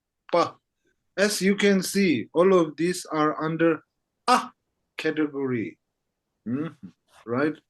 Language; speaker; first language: English; non-native, fluent; Tibetan